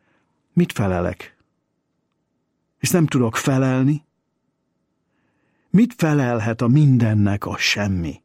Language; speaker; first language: Hungarian; native; Hungarian